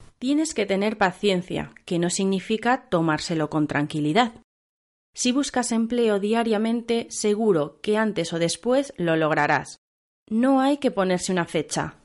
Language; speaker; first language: Spanish; native; Spanish